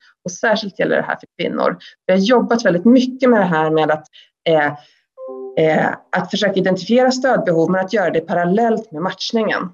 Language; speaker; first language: Swedish; native; Swedish